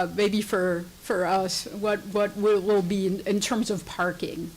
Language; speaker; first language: English; native; English